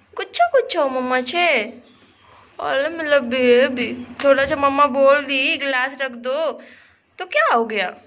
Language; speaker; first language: Hindi; native; Hindi